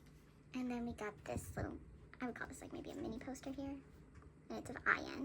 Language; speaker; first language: English; native; English